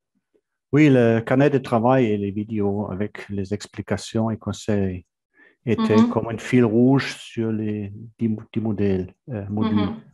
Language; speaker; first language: French; non-native, fluent; German